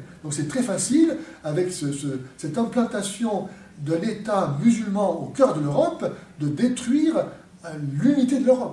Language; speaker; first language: French; native; French